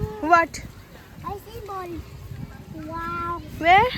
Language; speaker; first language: English; non-native, local second language; Bangla